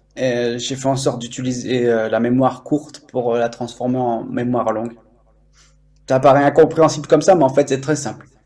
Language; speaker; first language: French; native; French